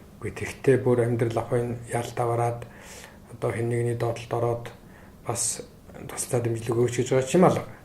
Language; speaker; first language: Mongolian; native; Mongolian